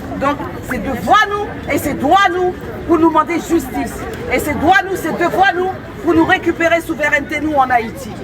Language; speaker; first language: French; non-native, local second language; Haitian Creole